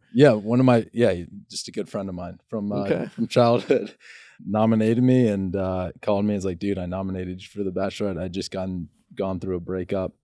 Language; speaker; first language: English; native; English